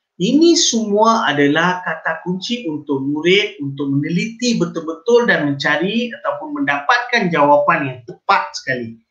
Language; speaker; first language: Malay; non-native, local second language; Tamil